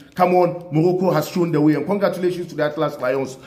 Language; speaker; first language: English; non-native, local second language; Hausa